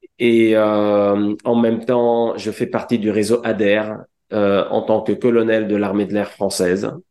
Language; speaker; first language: French; non-native, local second language; Arabic